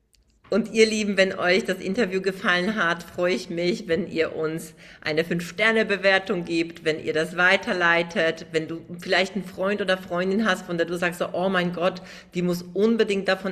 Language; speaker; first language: German; native; German